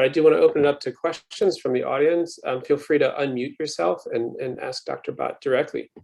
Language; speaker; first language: English; native; English